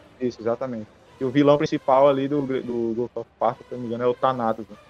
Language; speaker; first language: Portuguese; native; Portuguese